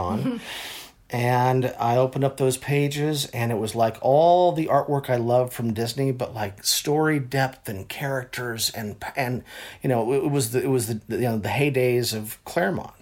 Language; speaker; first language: English; native; English